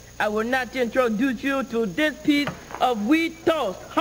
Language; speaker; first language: English; native; English